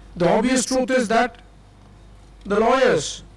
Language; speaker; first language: English; non-native, local second language; Tamil